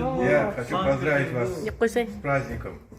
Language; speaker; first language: Russian; non-native, local second language; Kazakh